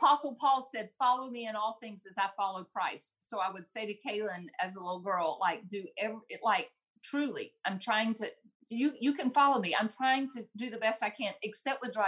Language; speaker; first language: English; native; English